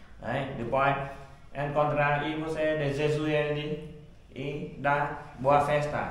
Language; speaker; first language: Portuguese; non-native, learner; Vietnamese